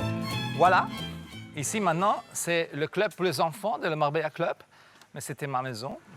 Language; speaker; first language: French; non-native, fluent; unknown